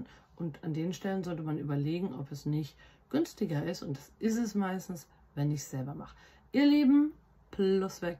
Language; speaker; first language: German; native; German